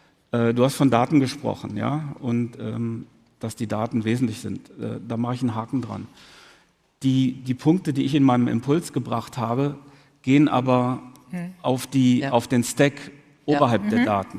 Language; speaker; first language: German; native; German